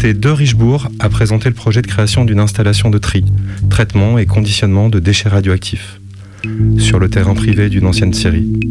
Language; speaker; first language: French; native; French